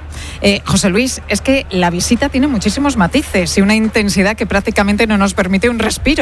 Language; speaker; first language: Spanish; native; Spanish